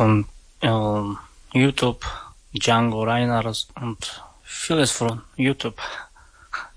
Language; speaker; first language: German; non-native, learner; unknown